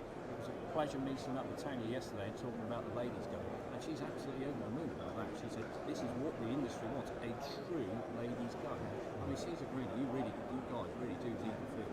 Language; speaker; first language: English; native; English